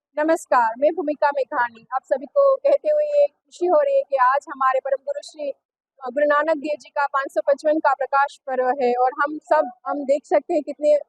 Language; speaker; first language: Hindi; non-native, local second language; Sindhi